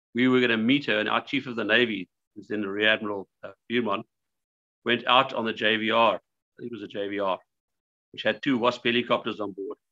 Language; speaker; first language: English; native; English